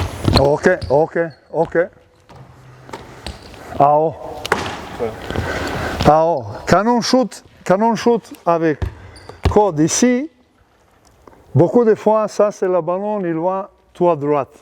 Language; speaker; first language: French; non-native, learner; Serbian